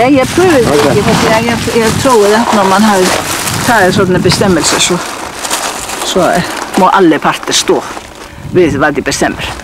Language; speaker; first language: Danish; non-native, fluent; Icelandic